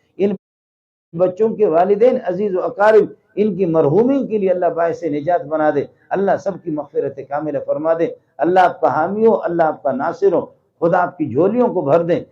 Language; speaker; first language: Urdu; non-native, local second language; Brahui